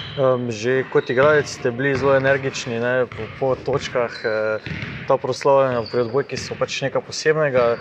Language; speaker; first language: Slovenian; native; Slovenian